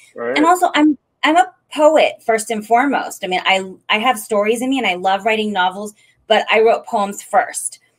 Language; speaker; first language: English; native; English